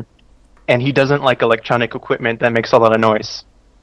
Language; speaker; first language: English; non-native, fluent; Spanish